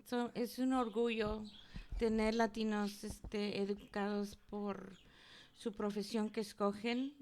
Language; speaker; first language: Spanish; early bilingual, heritage; Spanish